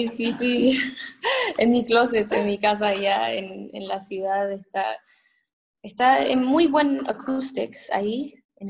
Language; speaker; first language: Spanish; early bilingual, heritage; Spanish